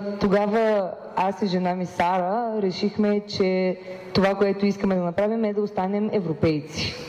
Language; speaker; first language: Bulgarian; non-native, fluent; English